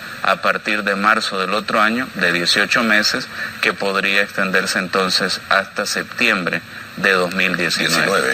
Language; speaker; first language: Spanish; native; Spanish